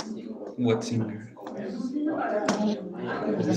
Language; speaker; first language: English; non-native, learner; Spanish